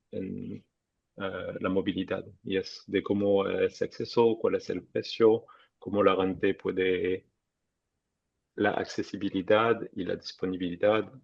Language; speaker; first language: Spanish; non-native, fluent; French